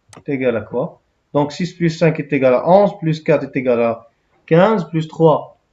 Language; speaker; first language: French; non-native, local second language; Arabic